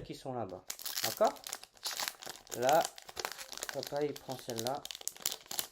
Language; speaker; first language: French; native; French